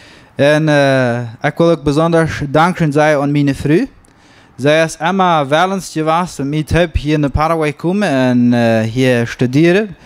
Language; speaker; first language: German; non-native, learner; Plautdietsch